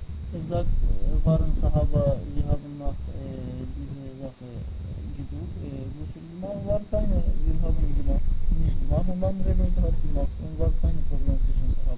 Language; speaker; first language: German; non-native, learner; Turkish